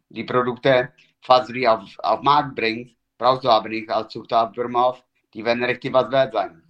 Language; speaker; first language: German; non-native, fluent; Italian